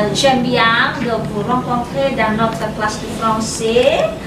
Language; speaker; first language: French; non-native, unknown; Indonesian